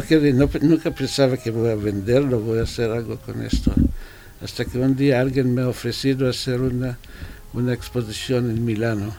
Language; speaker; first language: Spanish; non-native, fluent; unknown